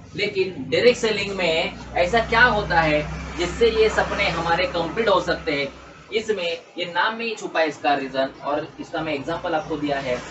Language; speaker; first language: Hindi; non-native, local second language; Marathi